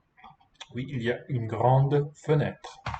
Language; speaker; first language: French; non-native, fluent; English